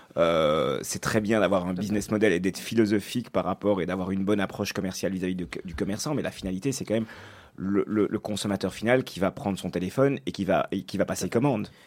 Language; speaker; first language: French; native; French